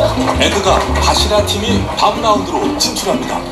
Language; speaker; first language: Korean; native; Korean